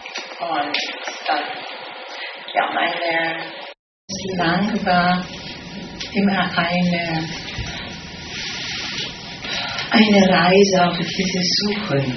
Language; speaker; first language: German; non-native, fluent; Italian